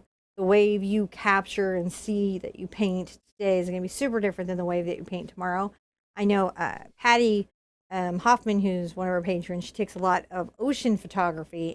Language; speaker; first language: English; native; English